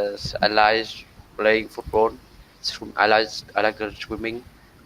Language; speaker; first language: English; non-native, learner; Vietnamese